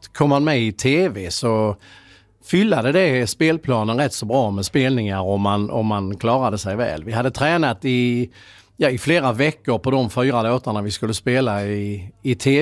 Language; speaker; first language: Swedish; native; Swedish